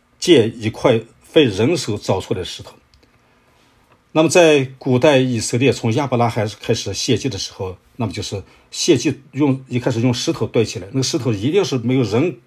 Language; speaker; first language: Chinese; native; Chinese